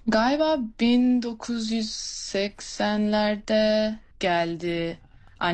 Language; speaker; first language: Turkish; early bilingual, heritage; English